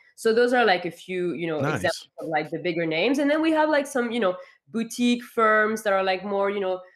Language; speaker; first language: English; non-native, fluent; French